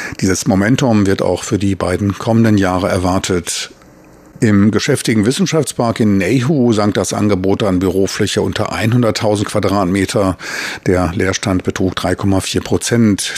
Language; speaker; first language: German; native; German